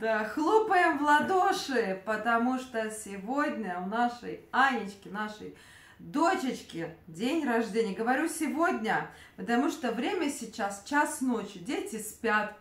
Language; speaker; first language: Russian; native; Russian